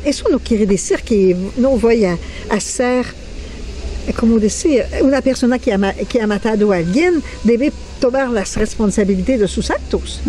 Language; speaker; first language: Spanish; non-native, fluent; French